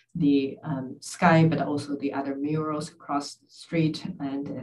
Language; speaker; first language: English; non-native, fluent; Chinese